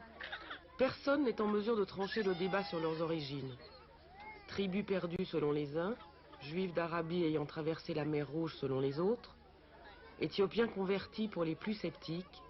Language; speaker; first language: French; native; French